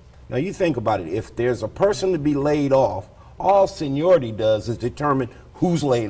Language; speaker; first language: English; native; English